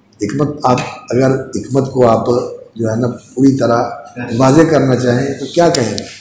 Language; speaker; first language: Urdu; non-native, local second language; Punjabi